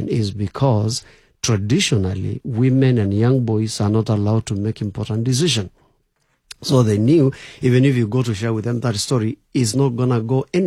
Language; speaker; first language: English; non-native, local second language; Masai